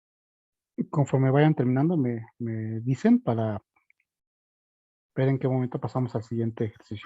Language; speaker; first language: Spanish; native; Spanish